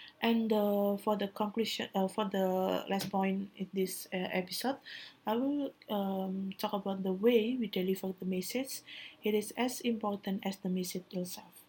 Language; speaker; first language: English; non-native, learner; Indonesian